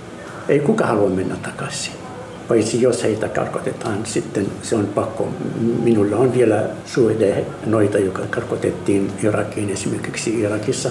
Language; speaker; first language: Finnish; non-native, fluent; Arabic